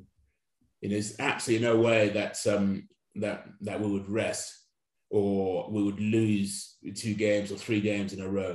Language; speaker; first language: English; non-native, local second language; Yoruba